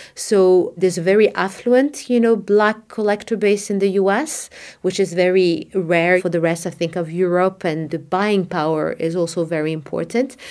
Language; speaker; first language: English; non-native, fluent; Arabic